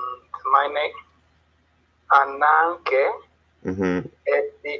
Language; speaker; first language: Greek; non-native, learner; Spanish